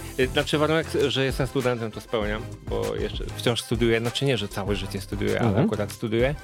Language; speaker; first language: Polish; native; Polish